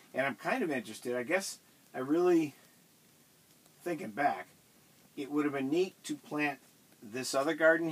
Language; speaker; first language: English; native; English